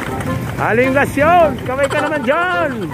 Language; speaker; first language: Filipino; native; Filipino